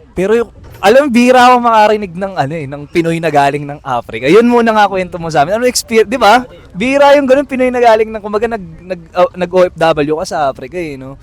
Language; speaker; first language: Filipino; native; Filipino